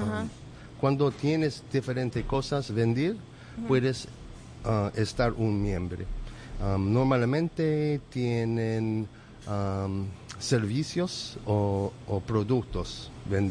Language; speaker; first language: Spanish; non-native, learner; English